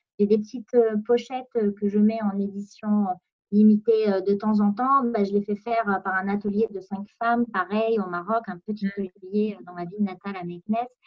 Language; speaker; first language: French; non-native, local second language; Arabic